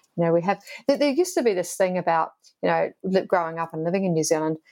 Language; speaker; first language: English; native; English